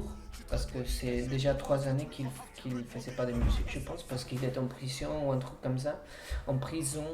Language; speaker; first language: French; non-native, fluent; Spanish